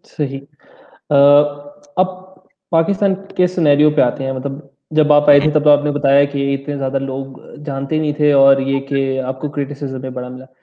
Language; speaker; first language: Urdu; native; Urdu